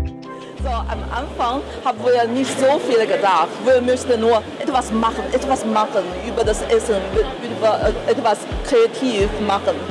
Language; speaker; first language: German; non-native, learner; Chinese